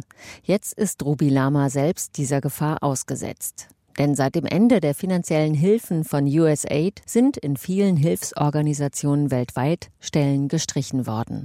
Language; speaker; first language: German; native; German